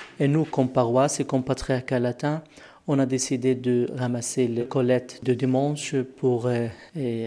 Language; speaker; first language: French; non-native, fluent; Arabic